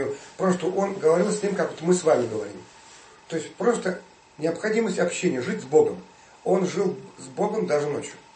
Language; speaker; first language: Russian; native; Russian